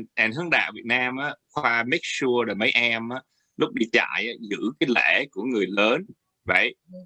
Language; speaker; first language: Vietnamese; early bilingual, heritage; Vietnamese